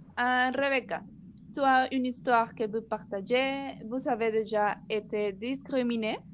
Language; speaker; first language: French; non-native, learner; Spanish